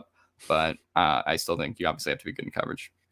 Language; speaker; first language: English; native; English